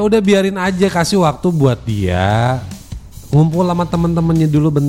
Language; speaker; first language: Indonesian; native; Indonesian